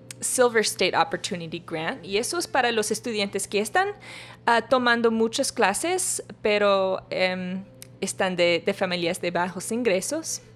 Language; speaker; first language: Spanish; non-native, learner; English